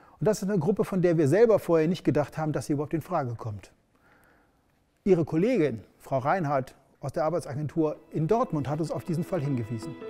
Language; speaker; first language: German; native; German